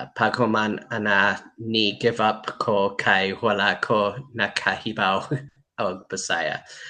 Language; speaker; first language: Cebuano; non-native, learner; English